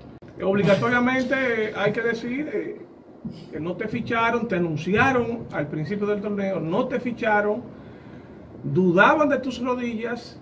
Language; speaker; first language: Spanish; native; Spanish